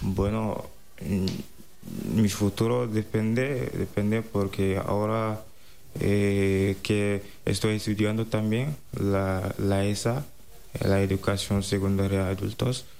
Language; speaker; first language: Spanish; non-native, fluent; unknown